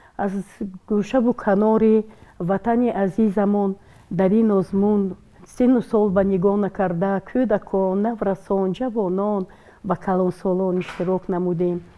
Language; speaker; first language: Tajik; non-native, local second language; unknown